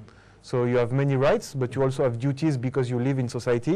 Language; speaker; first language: English; non-native, fluent; French